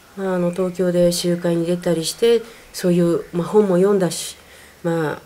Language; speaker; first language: Japanese; native; Japanese